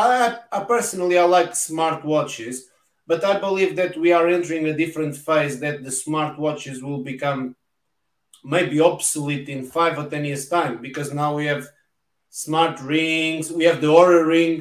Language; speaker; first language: English; non-native, fluent; Portuguese